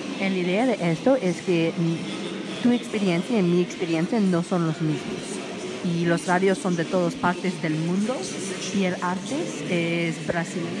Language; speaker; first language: Spanish; non-native, learner; English